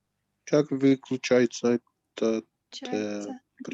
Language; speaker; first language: Russian; non-native, learner; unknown